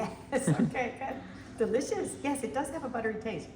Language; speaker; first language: English; native; English